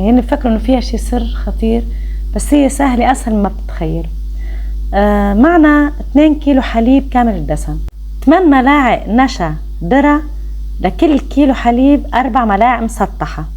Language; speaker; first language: Arabic; native; Arabic